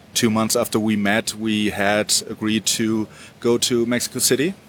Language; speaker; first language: English; non-native, fluent; German